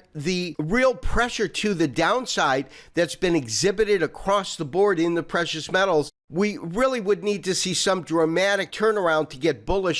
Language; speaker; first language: English; native; English